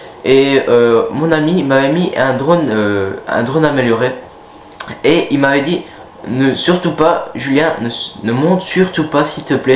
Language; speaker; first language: French; native; French